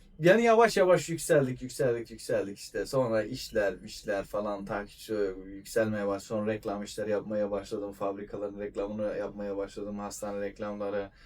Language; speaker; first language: Turkish; non-native, fluent; Persian